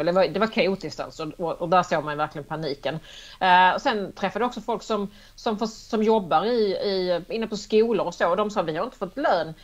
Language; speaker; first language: Swedish; native; Swedish